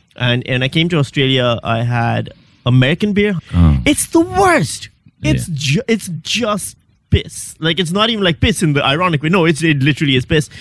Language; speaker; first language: English; non-native, local second language; Urdu